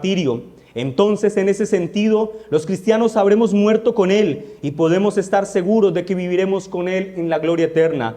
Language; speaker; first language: Spanish; native; Spanish